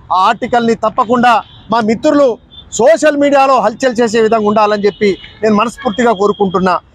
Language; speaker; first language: Telugu; non-native, local second language; Lambadi